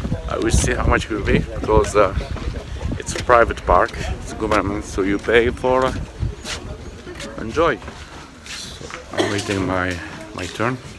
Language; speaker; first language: English; non-native, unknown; Arabic